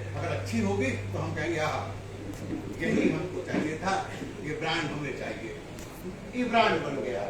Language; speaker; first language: Hindi; non-native, local second language; Rajasthani